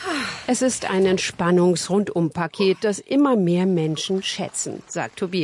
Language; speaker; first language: German; native; German